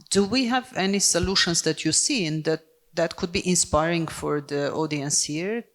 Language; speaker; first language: English; non-native, fluent; Armenian